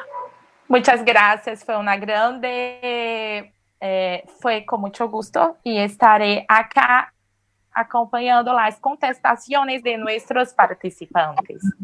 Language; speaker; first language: Spanish; non-native, fluent; Portuguese